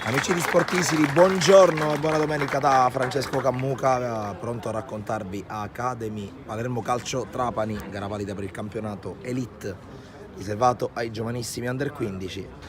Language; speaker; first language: Italian; native; Italian